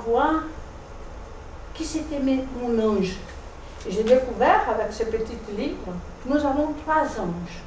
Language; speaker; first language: French; non-native, fluent; Portuguese